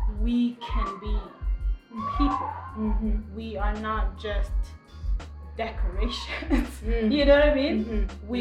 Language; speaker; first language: English; non-native, local second language; Kinyarwanda